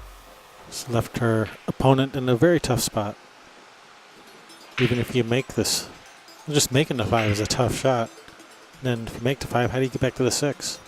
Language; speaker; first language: English; native; English